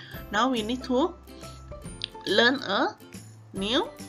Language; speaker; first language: English; non-native, local second language; Chinese